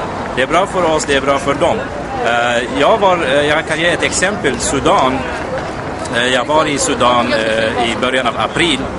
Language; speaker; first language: Swedish; non-native, fluent; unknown